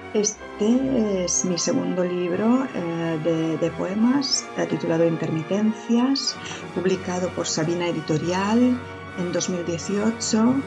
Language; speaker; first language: Spanish; non-native, fluent; Romanian